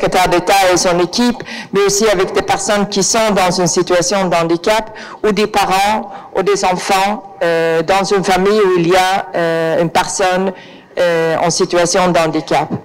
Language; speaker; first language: French; non-native, fluent; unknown